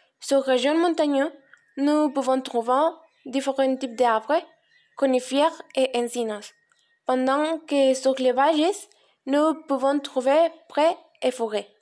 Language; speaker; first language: French; non-native, learner; Spanish